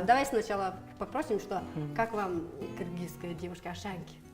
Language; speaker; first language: Russian; non-native, local second language; Kyrgyz